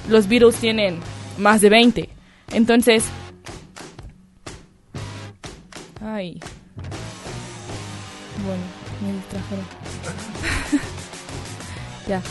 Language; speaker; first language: Spanish; native; Spanish